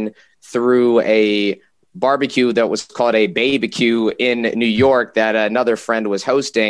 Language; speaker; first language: English; native; English